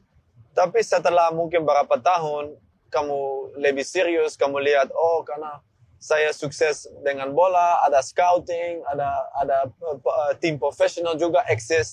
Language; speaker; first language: Indonesian; non-native, learner; Dutch